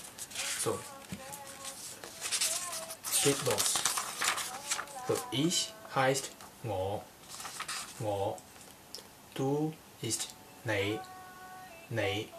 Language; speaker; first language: German; non-native, learner; Cantonese